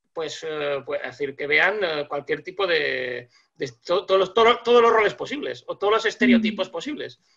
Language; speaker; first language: Spanish; native; Spanish